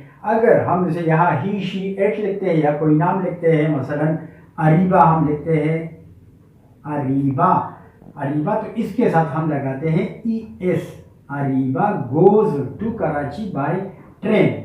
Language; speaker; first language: Urdu; native; Urdu